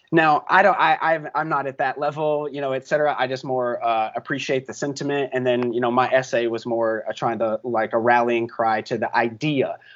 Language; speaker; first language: English; native; English